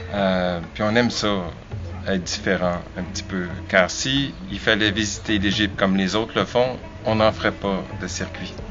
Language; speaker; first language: French; native; French